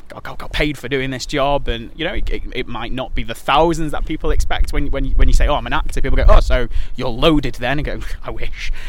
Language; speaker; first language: English; native; English